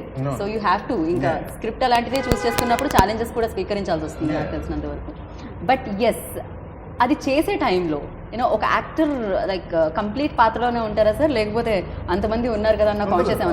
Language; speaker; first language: Telugu; native; Telugu